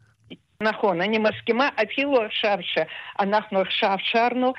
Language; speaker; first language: Hebrew; non-native, fluent; Russian